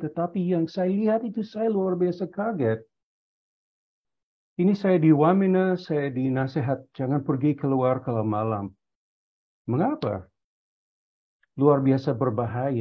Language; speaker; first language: Indonesian; non-native, fluent; English